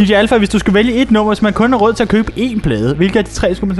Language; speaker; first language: Danish; native; Danish